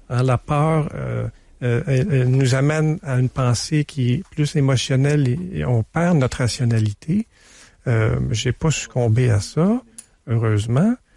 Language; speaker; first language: French; native; French